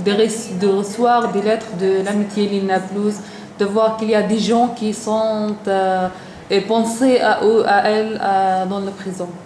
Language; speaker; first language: French; non-native, learner; Arabic